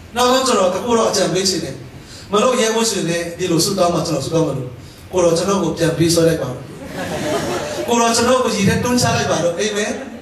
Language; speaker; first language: Burmese; non-native, local second language; Hakha Chin